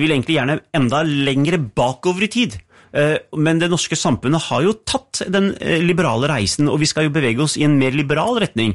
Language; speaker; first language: Norwegian; early bilingual, other home language; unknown